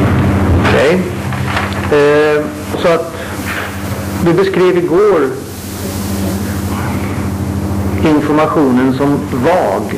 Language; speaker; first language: Swedish; native; Swedish